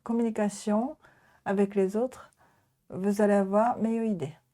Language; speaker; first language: French; non-native, learner; Japanese